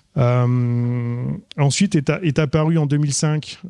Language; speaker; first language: French; native; French